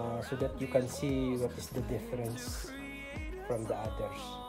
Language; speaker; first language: English; non-native, local second language; Filipino